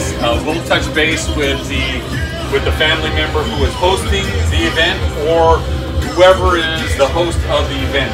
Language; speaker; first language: English; native; English